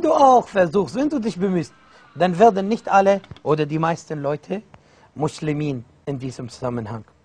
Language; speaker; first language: German; non-native, fluent; Arabic